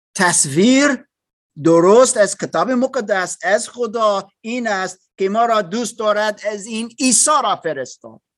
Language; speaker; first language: Persian; non-native, learner; German